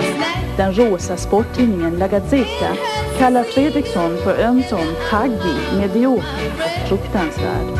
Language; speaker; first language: Swedish; native; Swedish